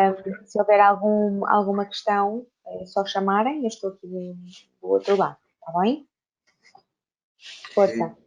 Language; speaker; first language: Portuguese; native; Portuguese